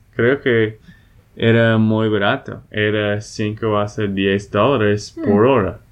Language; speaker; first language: Spanish; non-native, fluent; English